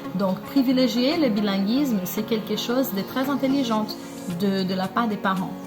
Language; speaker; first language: French; non-native, fluent; Portuguese